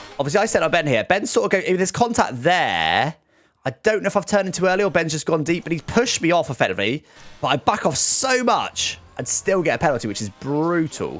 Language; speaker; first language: English; native; English